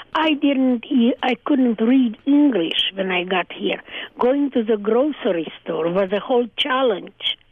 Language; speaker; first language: English; early bilingual, other home language; Hungarian